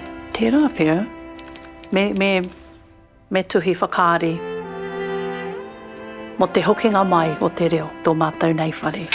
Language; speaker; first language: Māori; non-native, local second language; English